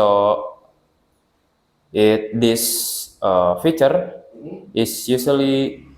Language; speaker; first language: English; non-native, learner; Indonesian